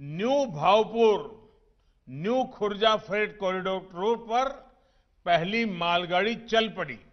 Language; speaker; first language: Hindi; non-native, local second language; Gujarati